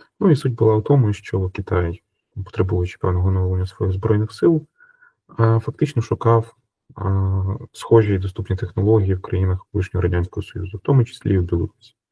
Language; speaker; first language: Ukrainian; native; Ukrainian